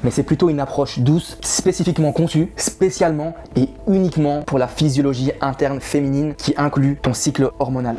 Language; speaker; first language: French; native; French